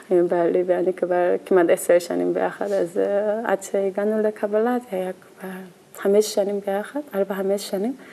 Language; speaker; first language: Hebrew; non-native, learner; Korean